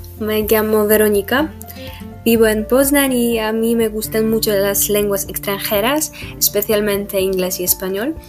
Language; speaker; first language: Spanish; non-native, learner; Polish